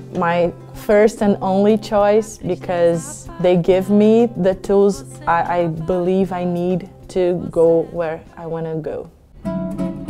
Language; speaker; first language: English; non-native, fluent; Portuguese